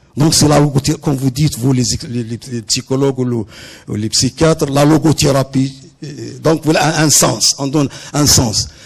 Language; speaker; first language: French; non-native, local second language; Arabic